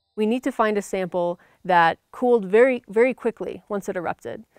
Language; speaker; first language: English; native; English